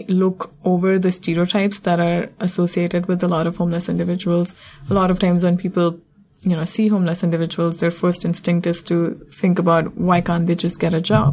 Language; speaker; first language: English; non-native, local second language; Hindi